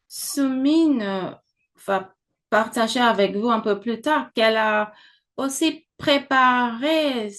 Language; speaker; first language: French; non-native, fluent; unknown